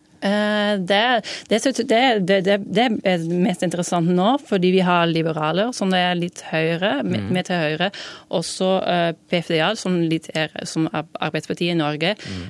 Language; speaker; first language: Norwegian; non-native, learner; Dutch